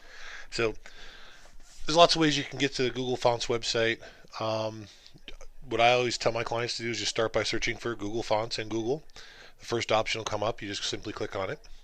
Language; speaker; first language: English; native; English